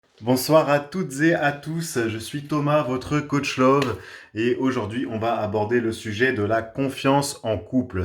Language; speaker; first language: French; native; French